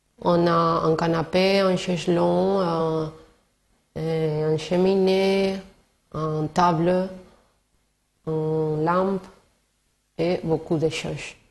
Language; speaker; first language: French; non-native, learner; Spanish